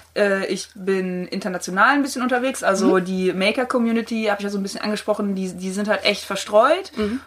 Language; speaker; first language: German; native; German